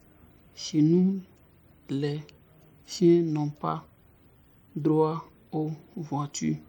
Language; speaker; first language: French; non-native, learner; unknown